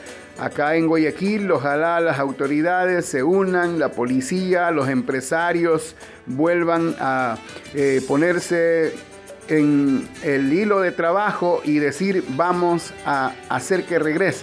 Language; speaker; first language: Spanish; native; Spanish